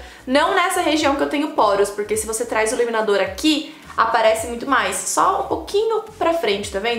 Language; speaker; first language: Portuguese; native; Portuguese